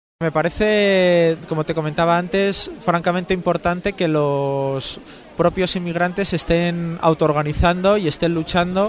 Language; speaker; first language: Spanish; native; Spanish